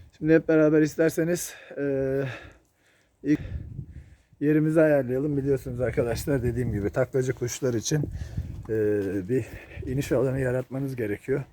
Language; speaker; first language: Turkish; native; Turkish